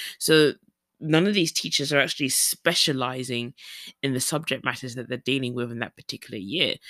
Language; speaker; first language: English; native; English